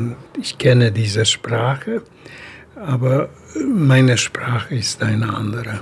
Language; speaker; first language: German; non-native, fluent; Hungarian